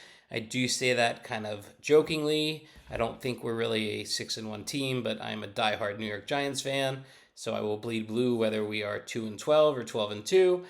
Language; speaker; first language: English; native; English